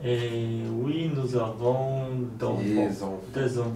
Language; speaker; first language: French; non-native, learner; Polish